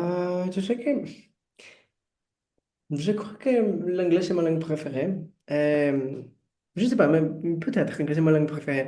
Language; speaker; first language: French; non-native, learner; Portuguese